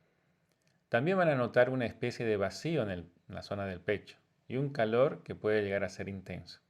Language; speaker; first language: Spanish; native; Spanish